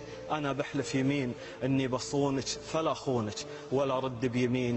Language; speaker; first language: Arabic; native; Arabic